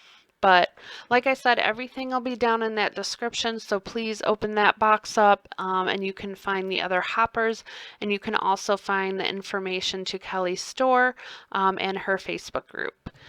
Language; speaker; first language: English; native; English